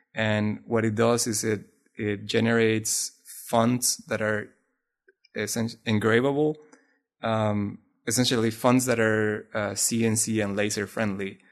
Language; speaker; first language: English; non-native, fluent; Spanish